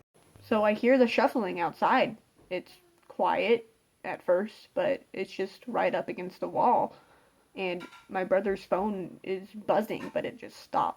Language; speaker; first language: English; native; English